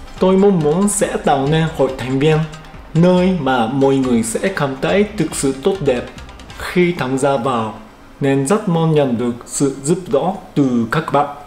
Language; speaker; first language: Vietnamese; non-native, fluent; Japanese